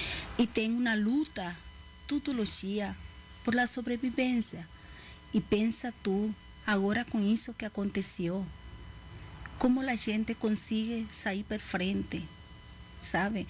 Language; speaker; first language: Portuguese; non-native, fluent; Spanish